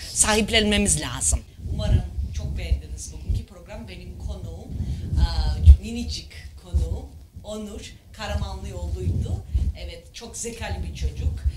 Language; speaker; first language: Turkish; non-native, fluent; Georgian